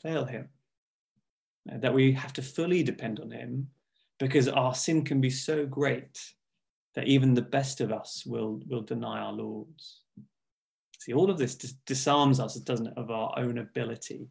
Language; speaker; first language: English; native; English